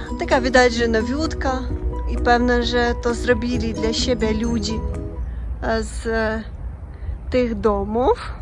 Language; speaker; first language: Polish; non-native, learner; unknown